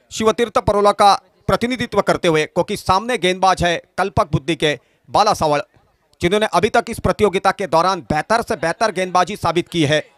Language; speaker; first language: Hindi; non-native, local second language; Marathi